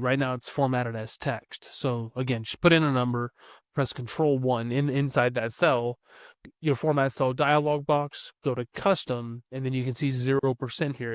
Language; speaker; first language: English; native; English